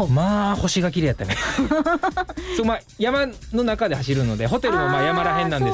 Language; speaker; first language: Japanese; native; Japanese